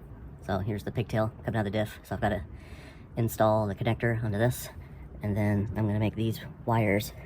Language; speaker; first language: English; native; English